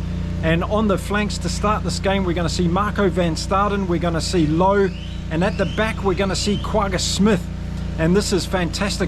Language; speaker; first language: English; native; English